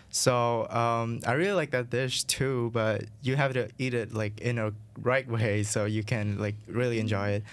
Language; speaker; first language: English; non-native, fluent; Vietnamese